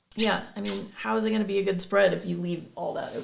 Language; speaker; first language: English; native; English